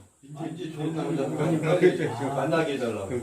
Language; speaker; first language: Korean; native; Korean